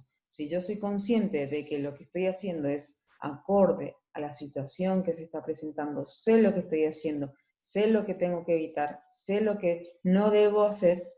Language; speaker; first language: Spanish; native; Spanish